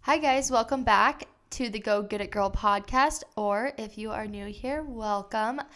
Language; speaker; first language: English; native; English